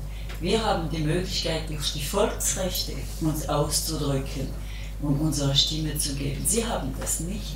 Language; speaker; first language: German; non-native, local second language; French